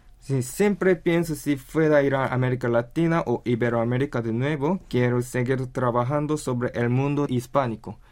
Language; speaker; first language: Spanish; non-native, learner; Korean